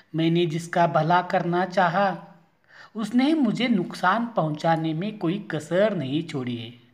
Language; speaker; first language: Hindi; non-native, local second language; Marathi